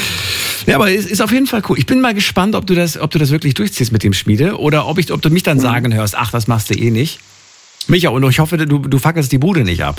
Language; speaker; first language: German; native; German